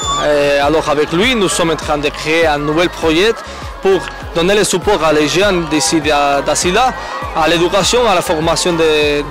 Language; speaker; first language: French; non-native, learner; Spanish